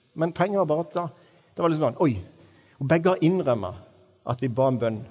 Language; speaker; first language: Norwegian; native; Norwegian